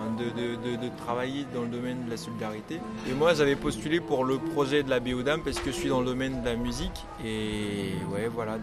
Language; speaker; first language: French; non-native, local second language; Ewe